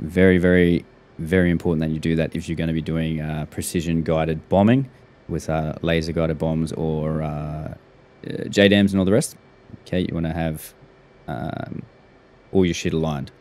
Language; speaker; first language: English; native; English